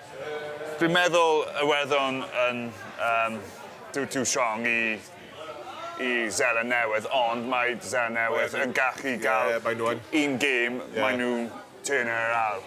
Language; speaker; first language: Welsh; non-native, local second language; English